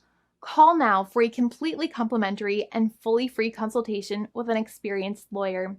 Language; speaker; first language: English; native; English